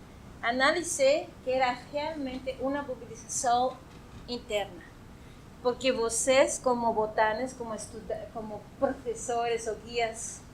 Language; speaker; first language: Portuguese; non-native, fluent; Spanish